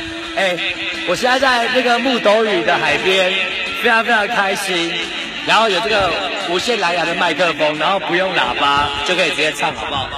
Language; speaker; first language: Chinese; native; Chinese